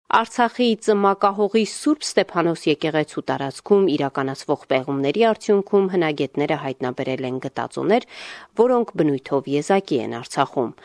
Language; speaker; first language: Armenian; native; Armenian